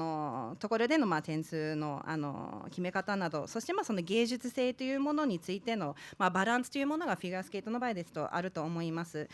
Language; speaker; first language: Japanese; native; Japanese